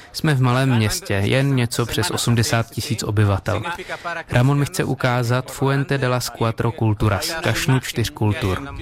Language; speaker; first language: Czech; native; Czech